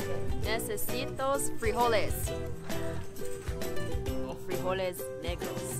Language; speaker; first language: Spanish; non-native, learner; English